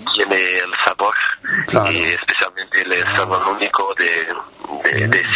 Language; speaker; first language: Spanish; non-native, fluent; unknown